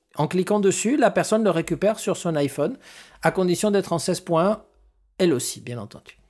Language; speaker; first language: French; non-native, fluent; Spanish